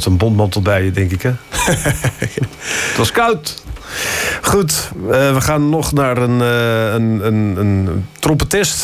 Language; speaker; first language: Dutch; native; Dutch